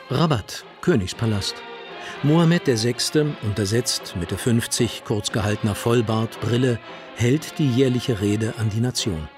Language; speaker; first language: German; native; German